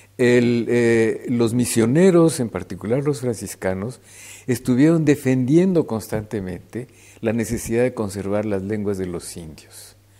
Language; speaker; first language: Spanish; native; Spanish